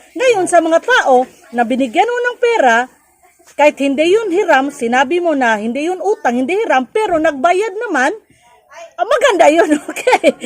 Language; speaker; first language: Filipino; non-native, local second language; Cebuano